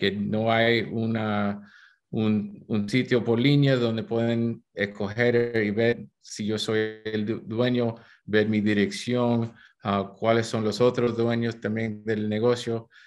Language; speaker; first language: Spanish; early bilingual, heritage; Spanish